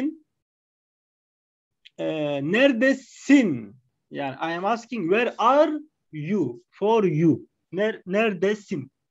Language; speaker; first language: English; non-native, learner; Arabic